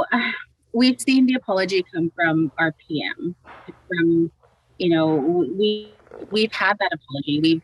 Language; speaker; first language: English; native; English